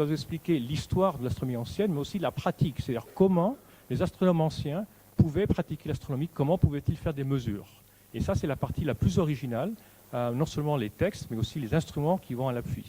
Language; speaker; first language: French; native; French